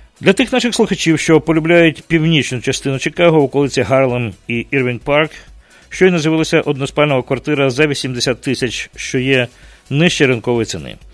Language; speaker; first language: Ukrainian; native; Ukrainian